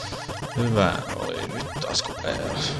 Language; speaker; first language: Finnish; native; Finnish